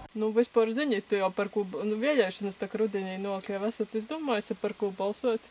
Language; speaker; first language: Latvian; native; Latvian